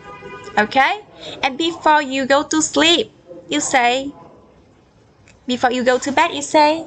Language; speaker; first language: English; non-native, learner; Vietnamese